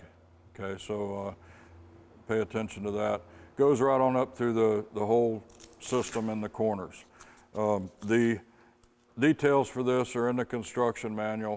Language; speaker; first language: English; native; English